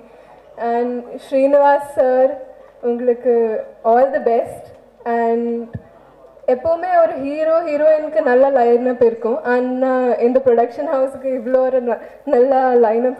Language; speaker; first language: Tamil; non-native, fluent; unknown